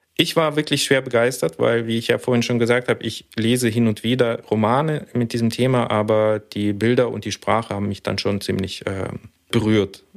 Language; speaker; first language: German; early bilingual, other home language; Russian